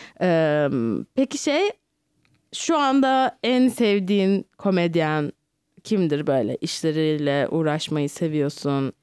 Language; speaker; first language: Turkish; native; Turkish